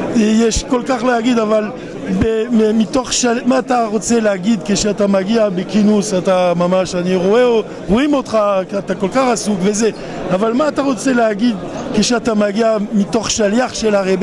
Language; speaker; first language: Hebrew; non-native, learner; French